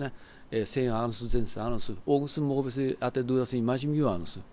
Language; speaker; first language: Portuguese; non-native, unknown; Japanese